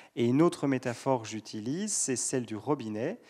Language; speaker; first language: French; native; French